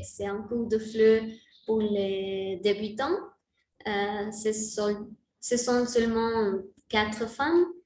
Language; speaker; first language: French; non-native, learner; Spanish